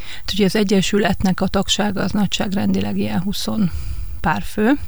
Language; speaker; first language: Hungarian; native; Hungarian